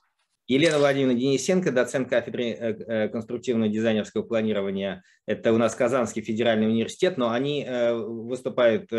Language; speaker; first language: Russian; native; Russian